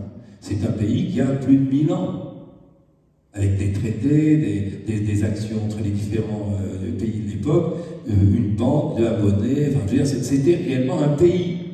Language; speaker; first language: French; native; French